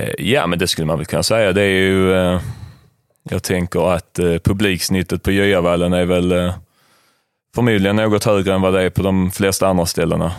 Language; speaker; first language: Swedish; native; Swedish